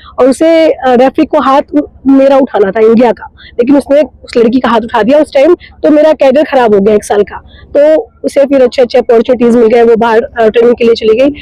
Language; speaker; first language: Hindi; native; Hindi